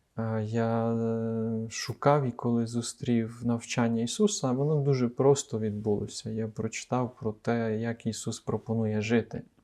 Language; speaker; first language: Ukrainian; native; Ukrainian